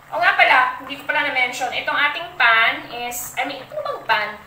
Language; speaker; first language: Filipino; non-native, local second language; Hiligaynon